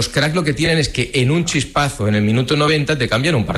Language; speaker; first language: Spanish; native; Spanish